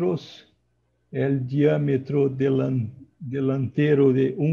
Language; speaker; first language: Spanish; non-native, learner; Portuguese